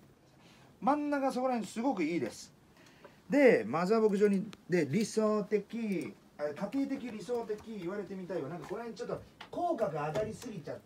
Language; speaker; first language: Japanese; native; Japanese